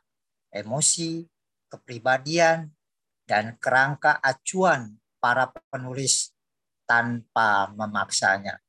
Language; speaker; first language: Indonesian; native; Indonesian